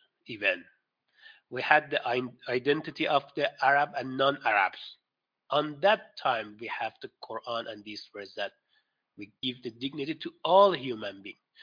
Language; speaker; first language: English; non-native, fluent; Persian